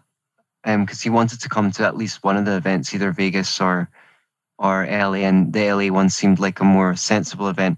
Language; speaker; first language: English; native; English